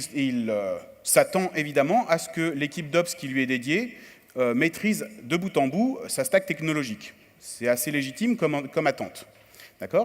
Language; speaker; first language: French; native; French